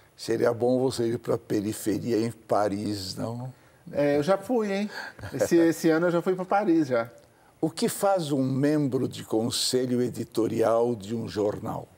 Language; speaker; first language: Portuguese; native; Portuguese